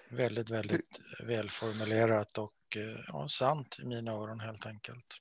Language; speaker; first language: Swedish; native; Swedish